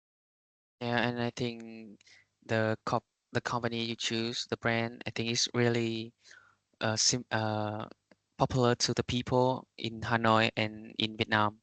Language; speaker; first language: English; non-native, learner; Vietnamese